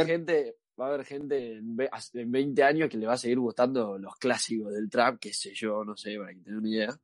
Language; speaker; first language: Spanish; native; Spanish